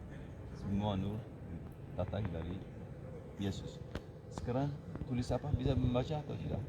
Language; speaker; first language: Indonesian; non-native, learner; Turkish